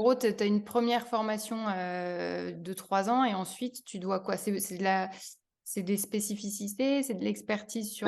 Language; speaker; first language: French; native; French